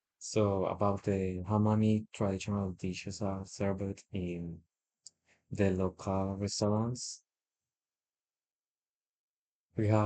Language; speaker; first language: English; non-native, learner; Spanish